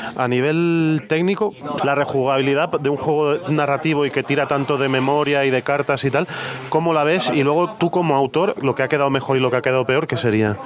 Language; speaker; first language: Spanish; non-native, local second language; Catalan